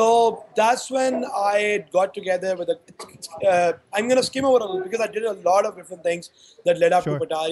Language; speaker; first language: English; non-native, local second language; Urdu